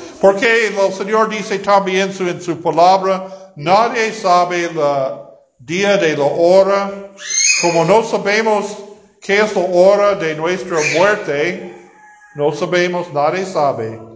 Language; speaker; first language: Spanish; non-native, fluent; English